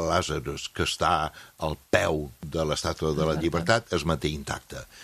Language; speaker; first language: Catalan; non-native, fluent; English